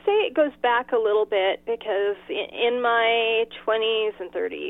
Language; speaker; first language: English; native; English